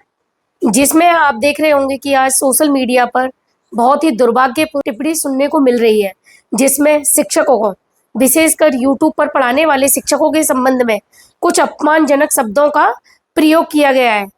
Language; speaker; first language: Hindi; native; Hindi